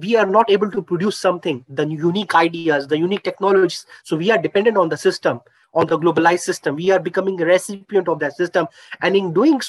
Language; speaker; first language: English; non-native, local second language; Urdu